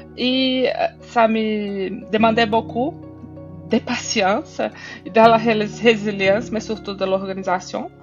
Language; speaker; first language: French; non-native, fluent; Portuguese